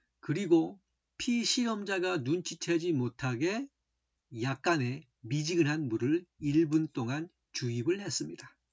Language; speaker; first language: Korean; native; Korean